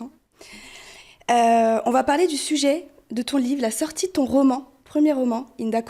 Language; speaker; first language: French; early bilingual, other home language; Portuguese